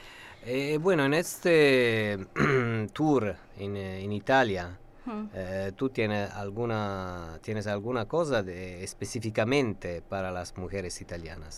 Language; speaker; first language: Spanish; non-native, fluent; Italian